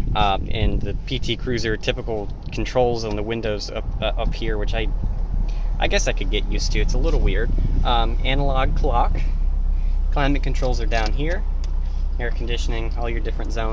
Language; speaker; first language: English; native; English